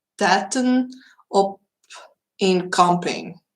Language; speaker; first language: Dutch; non-native, learner; English